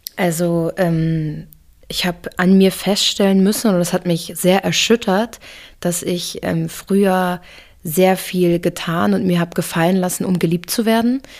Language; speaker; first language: German; early bilingual, other home language; English